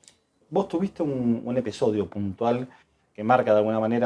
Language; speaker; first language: Spanish; native; Spanish